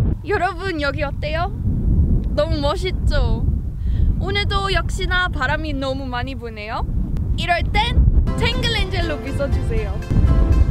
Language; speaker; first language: Korean; non-native, fluent; English